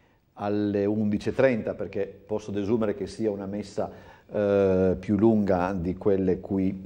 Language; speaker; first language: Italian; native; Italian